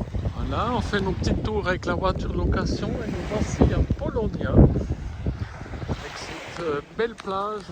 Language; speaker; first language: French; native; French